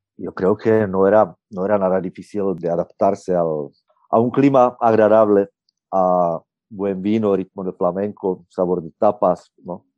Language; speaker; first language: Spanish; non-native, fluent; Czech